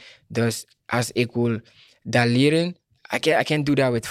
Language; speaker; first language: Dutch; non-native, learner; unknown